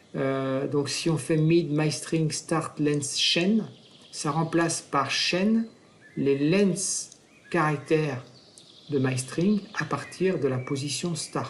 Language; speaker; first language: French; native; French